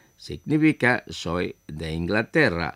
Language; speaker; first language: Spanish; non-native, fluent; Indonesian